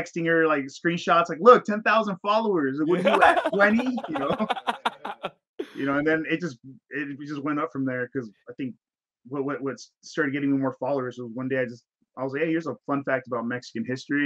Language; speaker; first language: English; native; English